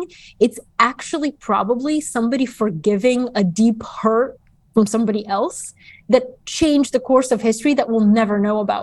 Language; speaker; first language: English; early bilingual, other home language; Bulgarian